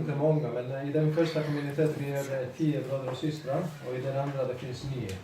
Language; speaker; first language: Swedish; non-native, fluent; Spanish